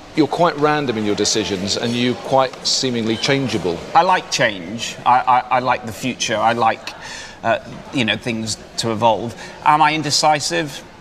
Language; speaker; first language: English; native; English